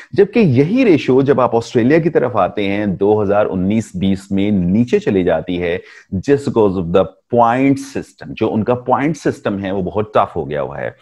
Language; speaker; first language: Urdu; non-native, local second language; Punjabi